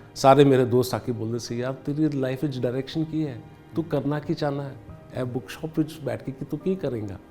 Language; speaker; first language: Punjabi; early bilingual, heritage; Punjabi